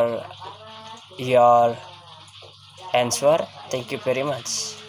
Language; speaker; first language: English; non-native, learner; Indonesian